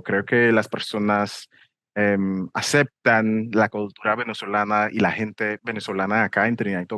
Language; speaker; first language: Spanish; non-native, fluent; English